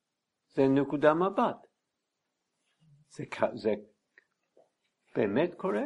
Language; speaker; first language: Hebrew; non-native, fluent; English